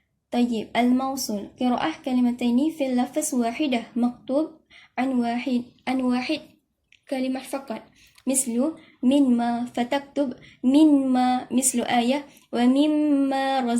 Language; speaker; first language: Arabic; non-native, learner; Malay